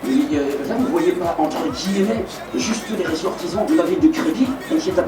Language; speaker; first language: French; native; French